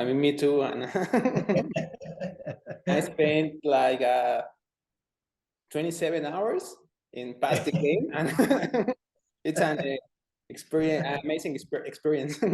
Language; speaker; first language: English; non-native, fluent; Spanish